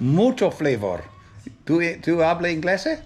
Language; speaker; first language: Spanish; non-native, learner; English